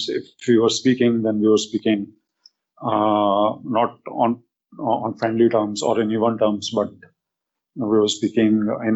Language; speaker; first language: English; non-native, local second language; Hindi